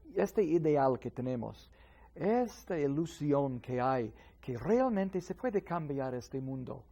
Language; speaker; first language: Spanish; non-native, fluent; English